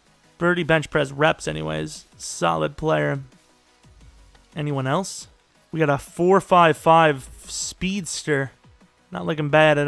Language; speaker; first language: English; native; English